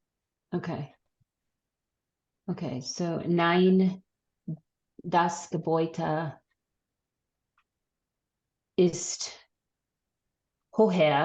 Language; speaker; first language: German; non-native, learner; English